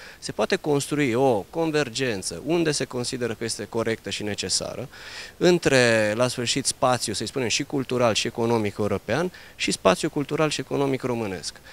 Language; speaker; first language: Romanian; early bilingual, heritage; Romanian